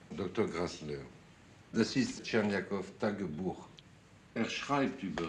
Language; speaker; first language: German; non-native, fluent; French